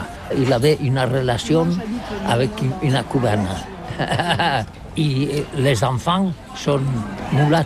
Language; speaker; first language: French; non-native, learner; Catalan